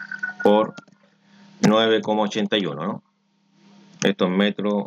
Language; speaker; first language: Spanish; native; Spanish